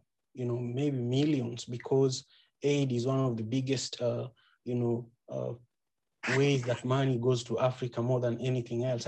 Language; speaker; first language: English; non-native, local second language; Luo (Kenya and Tanzania)